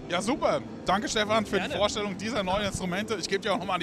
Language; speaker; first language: German; native; German